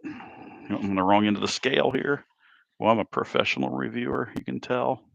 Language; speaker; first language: English; native; English